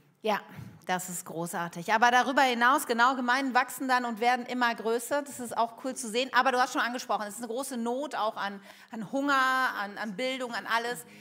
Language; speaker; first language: German; native; German